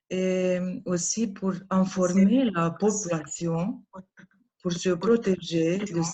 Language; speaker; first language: French; non-native, learner; Romanian